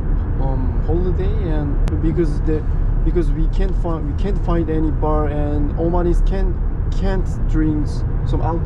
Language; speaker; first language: English; non-native, learner; Korean